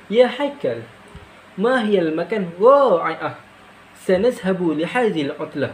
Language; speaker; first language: Arabic; non-native, learner; Malay